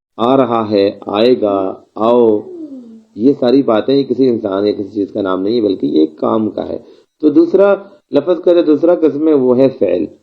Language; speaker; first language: Urdu; non-native, local second language; Baluchi